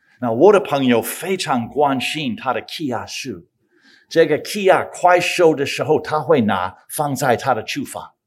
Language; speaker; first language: Chinese; non-native, fluent; English